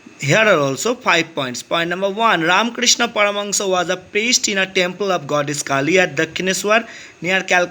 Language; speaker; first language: English; non-native, local second language; Bangla